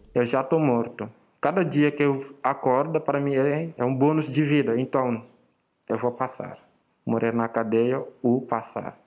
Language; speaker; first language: Portuguese; non-native, fluent; Wolof